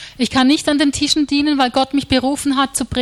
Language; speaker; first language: German; native; German